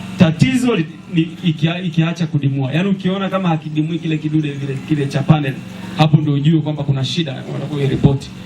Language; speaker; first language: Swahili; native; Swahili